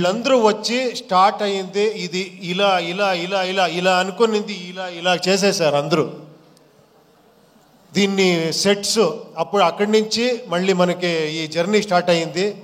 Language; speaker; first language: Telugu; non-native, fluent; Kannada